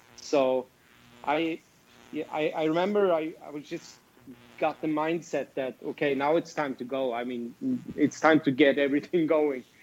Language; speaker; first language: English; non-native, fluent; Swedish